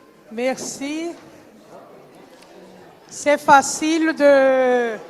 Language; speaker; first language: French; non-native, fluent; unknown